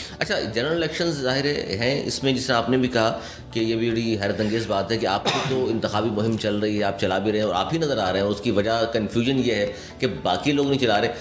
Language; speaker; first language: Urdu; native; Urdu